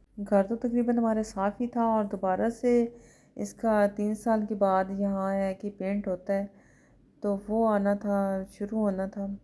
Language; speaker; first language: Urdu; native; Urdu